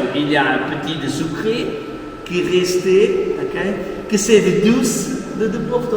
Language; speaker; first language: French; non-native, learner; Portuguese